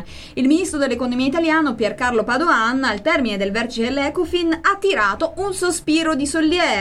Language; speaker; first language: Italian; native; Italian